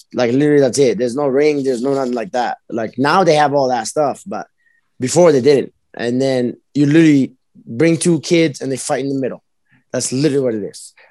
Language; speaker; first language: English; early bilingual, other home language; Arabic